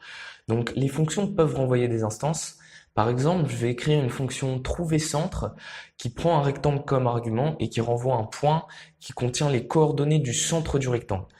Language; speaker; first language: French; native; French